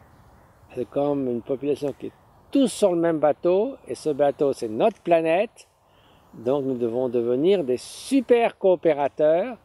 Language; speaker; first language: French; native; French